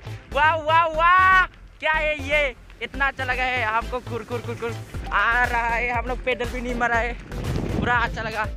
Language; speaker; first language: Hindi; non-native, local second language; Bodo